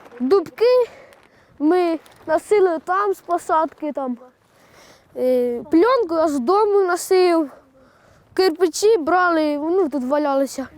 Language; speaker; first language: Ukrainian; native; Ukrainian